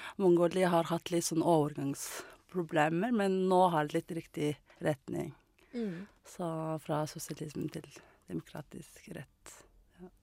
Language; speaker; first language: Norwegian; non-native, learner; Mongolian